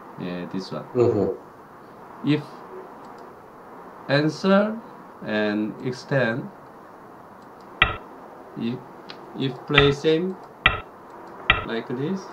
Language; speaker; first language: English; non-native, learner; Korean